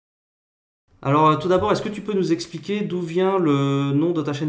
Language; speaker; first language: French; native; French